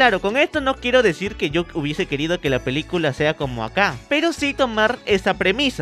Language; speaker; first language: Spanish; native; Spanish